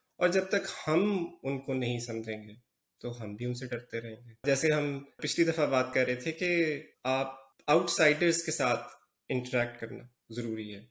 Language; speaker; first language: Urdu; native; Urdu